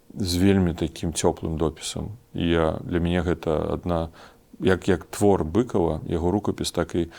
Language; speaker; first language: Belarusian; non-native, local second language; Russian